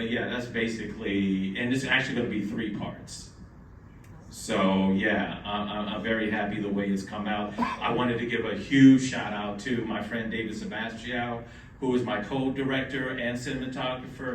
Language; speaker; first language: English; native; English